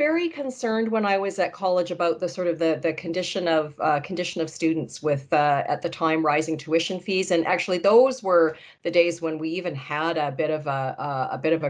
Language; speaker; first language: English; native; English